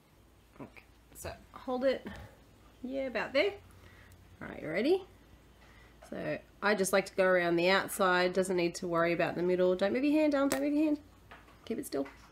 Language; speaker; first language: English; native; English